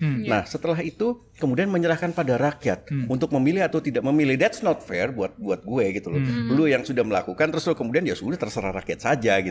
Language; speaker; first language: Indonesian; native; Indonesian